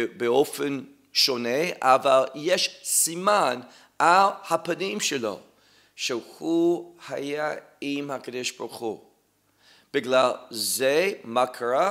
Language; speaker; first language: Hebrew; non-native, fluent; English